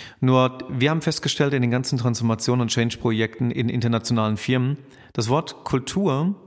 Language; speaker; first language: German; native; German